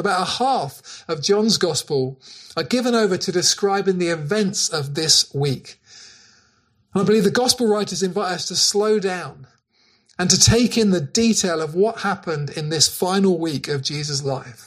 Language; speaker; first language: English; native; English